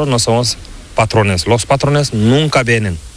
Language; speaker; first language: Spanish; non-native, learner; Fula